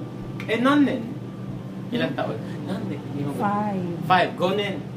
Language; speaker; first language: Japanese; non-native, fluent; Filipino